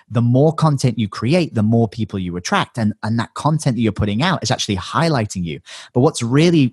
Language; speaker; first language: English; native; English